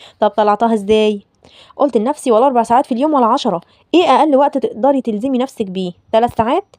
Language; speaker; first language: Egyptian Arabic; native; Egyptian Arabic